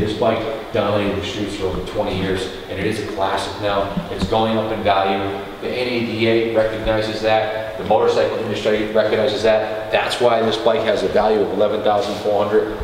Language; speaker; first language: English; native; English